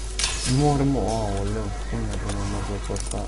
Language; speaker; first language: Romanian; native; Romanian